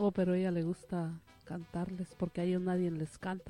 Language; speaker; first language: Spanish; native; Spanish